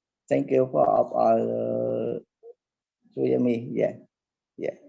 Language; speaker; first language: English; non-native, learner; Khmer